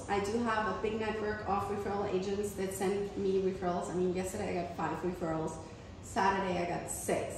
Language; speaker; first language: English; non-native, fluent; German